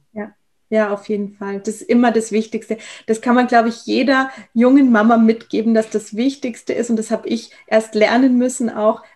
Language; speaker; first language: German; native; German